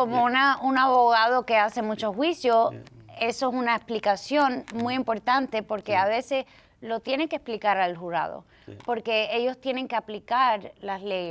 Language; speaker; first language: Spanish; early bilingual, heritage; Spanish